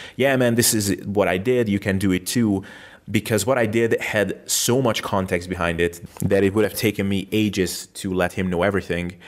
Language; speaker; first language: English; non-native, fluent; Hungarian